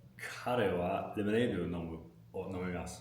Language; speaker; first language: Japanese; non-native, learner; English